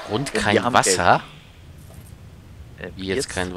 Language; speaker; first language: German; native; German